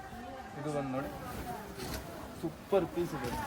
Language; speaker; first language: Kannada; non-native, local second language; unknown